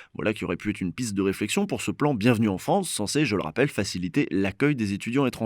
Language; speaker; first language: French; native; French